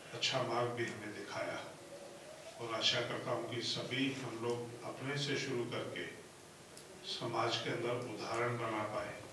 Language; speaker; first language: Hindi; native; Hindi